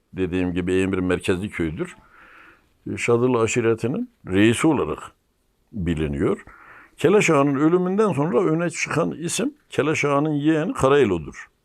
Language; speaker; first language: Turkish; native; Turkish